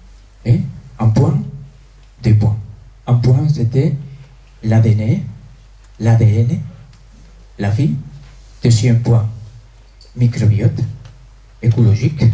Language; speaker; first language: French; non-native, fluent; Spanish